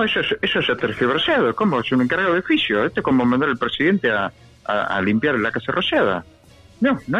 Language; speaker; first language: Spanish; native; Spanish